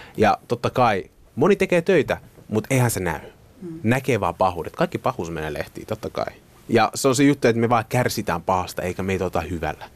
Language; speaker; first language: Finnish; early bilingual, other home language; Somali